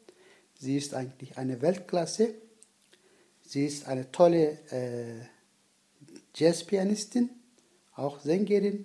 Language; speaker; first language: German; non-native, learner; Turkish